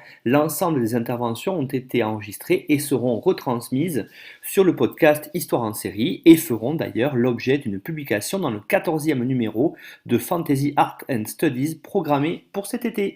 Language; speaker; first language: French; native; French